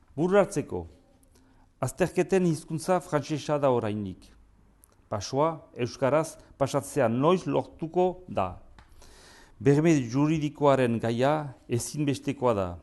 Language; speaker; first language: Basque; native; Basque